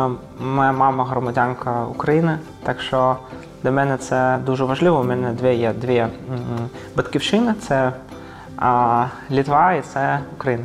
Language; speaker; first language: Ukrainian; early bilingual, heritage; Ukrainian